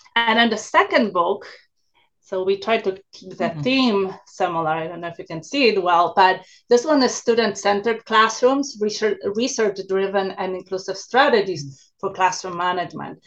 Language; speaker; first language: English; non-native, fluent; Polish